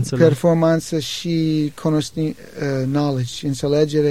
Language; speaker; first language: Romanian; non-native, learner; English